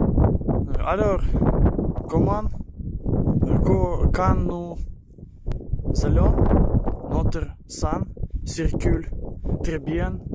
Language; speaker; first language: French; non-native, learner; Ukrainian